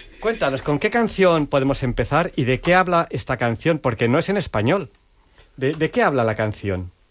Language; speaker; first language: Spanish; native; Spanish